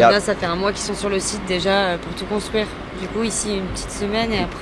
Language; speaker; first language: French; native; French